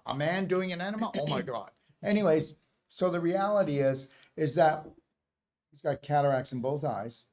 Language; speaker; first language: English; native; English